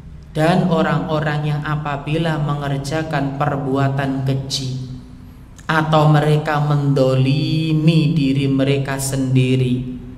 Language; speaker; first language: Indonesian; non-native, local second language; Javanese